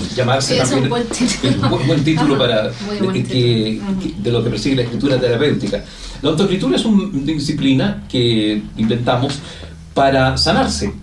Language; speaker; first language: Spanish; native; Spanish